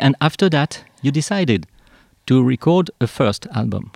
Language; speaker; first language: English; non-native, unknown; French